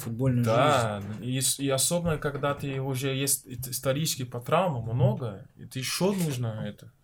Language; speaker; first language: Russian; non-native, learner; Portuguese